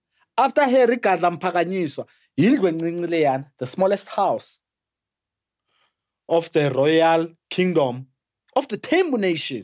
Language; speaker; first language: English; non-native, local second language; Xhosa